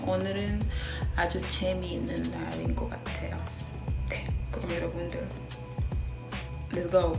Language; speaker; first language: Korean; non-native, fluent; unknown